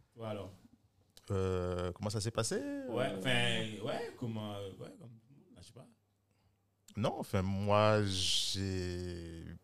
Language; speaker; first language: French; native; French